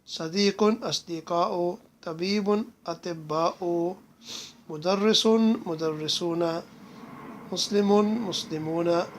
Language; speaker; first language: Arabic; non-native, fluent; English